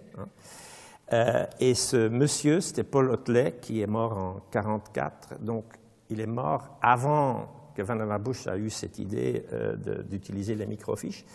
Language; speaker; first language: French; non-native, local second language; Dutch